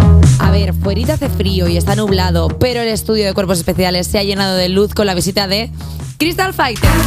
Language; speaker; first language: Spanish; native; Spanish